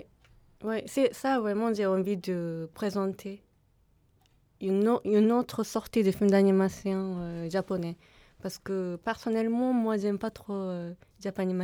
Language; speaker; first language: French; non-native, fluent; Japanese